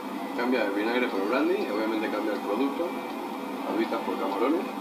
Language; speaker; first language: Spanish; native; Spanish